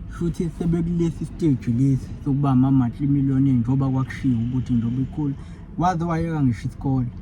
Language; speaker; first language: Zulu; native; Zulu